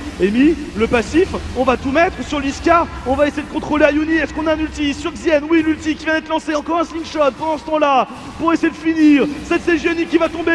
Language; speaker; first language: French; native; French